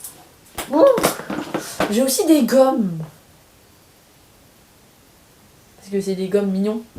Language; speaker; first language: French; native; French